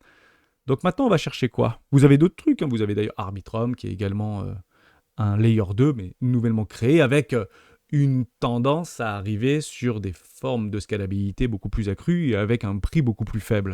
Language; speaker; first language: French; native; French